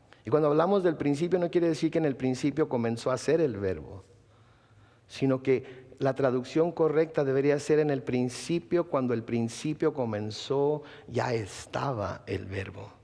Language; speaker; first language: Spanish; native; Spanish